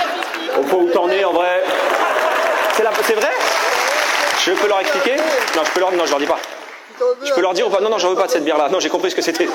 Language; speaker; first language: French; native; French